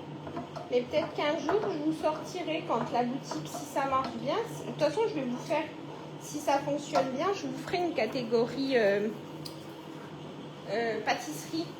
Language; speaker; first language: French; native; French